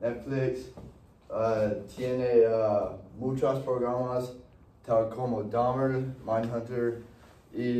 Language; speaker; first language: Spanish; non-native, learner; English